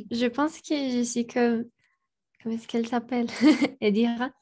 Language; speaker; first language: French; non-native, learner; Spanish